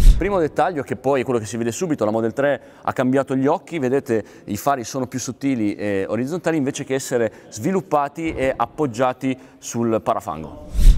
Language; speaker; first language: Italian; native; Italian